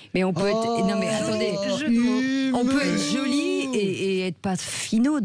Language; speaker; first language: French; native; French